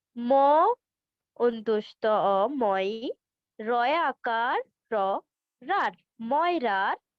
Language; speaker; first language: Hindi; non-native, local second language; Bangla